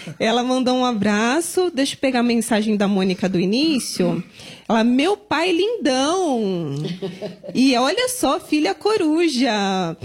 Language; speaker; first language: Portuguese; native; Portuguese